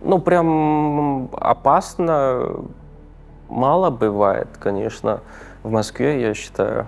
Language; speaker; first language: Russian; non-native, fluent; Korean